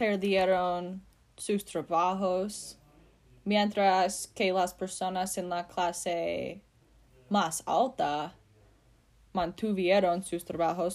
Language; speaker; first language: Spanish; non-native, learner; English